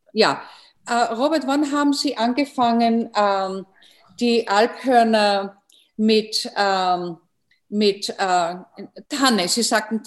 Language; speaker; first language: German; non-native, fluent; English